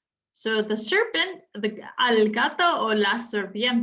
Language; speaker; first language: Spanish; non-native, fluent; English